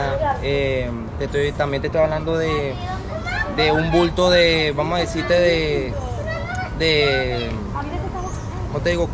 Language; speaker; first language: Spanish; native; Spanish